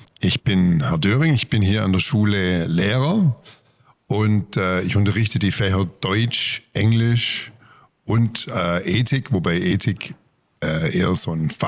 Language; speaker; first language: German; native; German